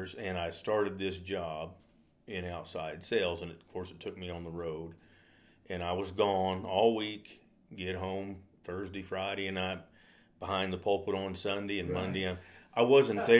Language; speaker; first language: English; native; English